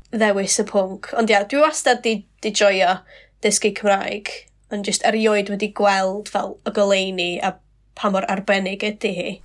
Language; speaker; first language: Welsh; non-native, local second language; English